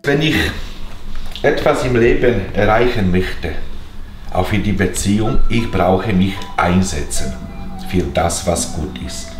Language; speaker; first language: German; non-native, fluent; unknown